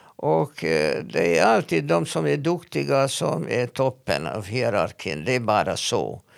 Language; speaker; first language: Swedish; non-native, fluent; Hungarian